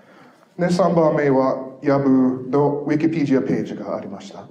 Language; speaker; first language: Japanese; non-native, fluent; English